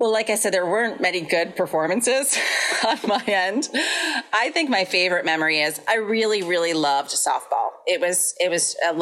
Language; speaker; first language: English; native; English